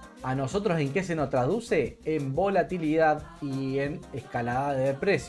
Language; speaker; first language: Spanish; native; Spanish